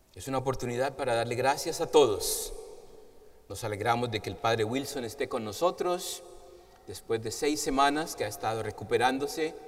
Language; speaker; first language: Spanish; native; Spanish